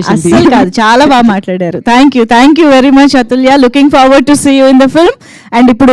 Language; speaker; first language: Telugu; native; Telugu